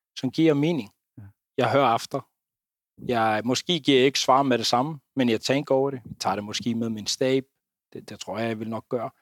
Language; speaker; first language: Danish; non-native, fluent; Icelandic